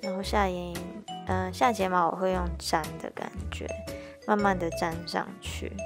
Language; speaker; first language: Chinese; native; Chinese